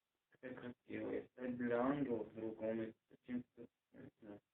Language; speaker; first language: Russian; non-native, local second language; Tajik